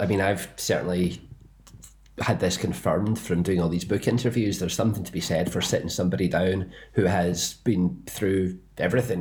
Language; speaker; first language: English; native; English